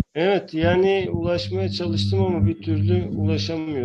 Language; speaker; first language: Turkish; native; Turkish